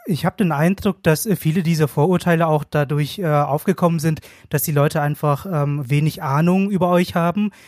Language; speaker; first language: German; early bilingual, other home language; Vietnamese